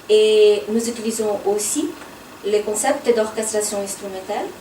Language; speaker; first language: French; non-native, fluent; Portuguese